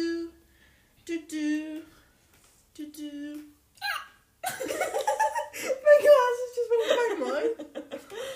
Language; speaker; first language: English; native; English